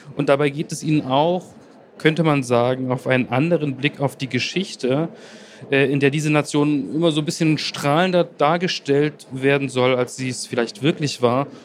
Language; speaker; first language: German; native; German